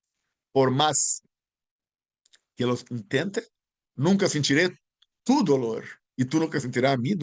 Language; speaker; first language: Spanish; non-native, learner; Portuguese